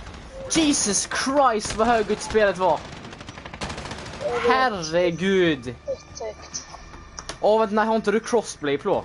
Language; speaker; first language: Swedish; native; Swedish